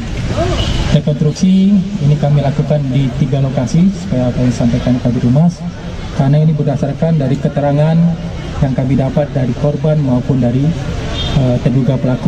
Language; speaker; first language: Indonesian; native; Indonesian